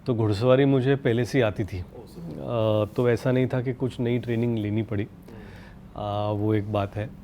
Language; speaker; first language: Hindi; non-native, local second language; Marathi